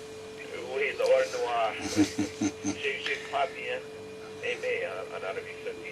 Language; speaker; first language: French; non-native, fluent; English